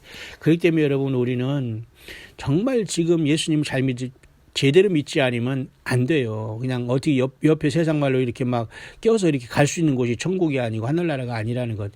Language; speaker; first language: Korean; native; Korean